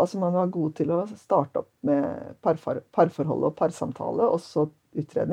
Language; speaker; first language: Norwegian; native; Norwegian